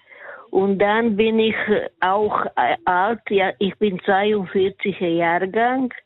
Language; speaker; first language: German; non-native, learner; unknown